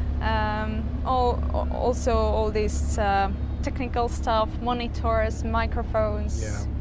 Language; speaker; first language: English; non-native, fluent; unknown